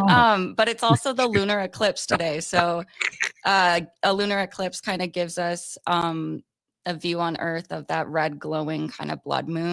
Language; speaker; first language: English; native; English